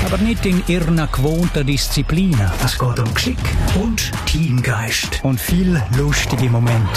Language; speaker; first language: German; native; German